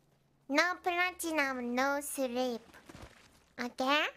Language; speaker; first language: English; non-native, learner; Japanese